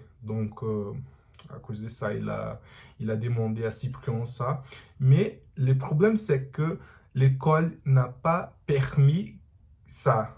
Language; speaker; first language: French; non-native, learner; Portuguese